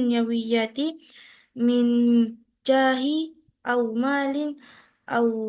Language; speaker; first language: Arabic; non-native, learner; Indonesian